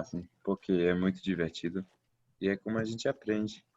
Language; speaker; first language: Portuguese; non-native, fluent; English